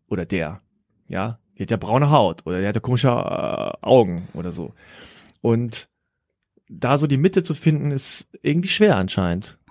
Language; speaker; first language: German; early bilingual, other home language; Korean